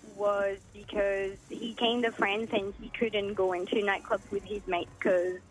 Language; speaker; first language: English; early bilingual, heritage; French